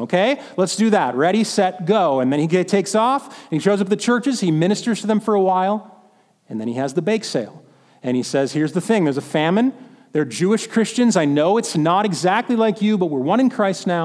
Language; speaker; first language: English; native; English